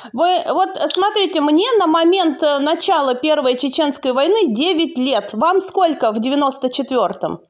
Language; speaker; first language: Russian; native; Russian